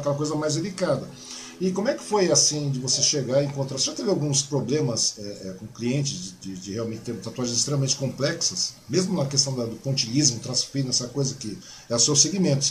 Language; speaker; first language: Portuguese; native; Portuguese